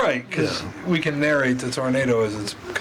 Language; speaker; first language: English; native; English